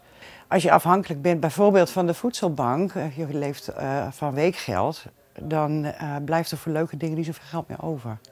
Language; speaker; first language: Dutch; native; Dutch